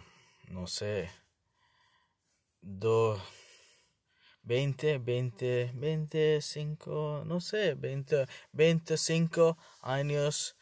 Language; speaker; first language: Spanish; non-native, learner; Bangla